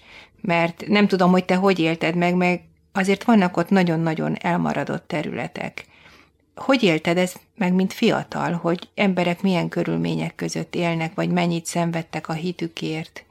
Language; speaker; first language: Hungarian; native; Hungarian